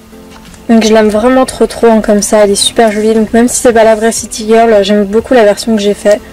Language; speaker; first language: French; native; French